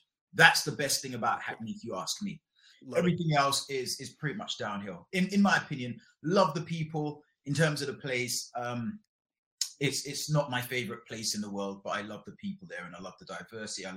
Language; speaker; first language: English; native; English